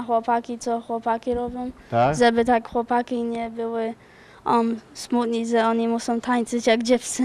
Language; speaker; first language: Polish; early bilingual, other home language; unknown